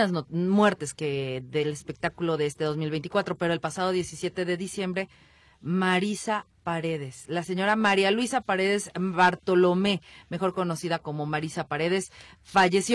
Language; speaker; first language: Spanish; native; Spanish